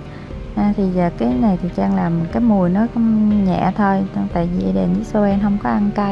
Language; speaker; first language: Vietnamese; native; Vietnamese